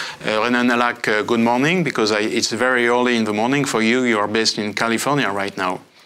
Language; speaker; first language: English; non-native, fluent; French